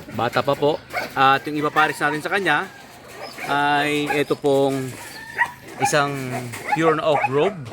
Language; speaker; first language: Filipino; non-native, local second language; Bikol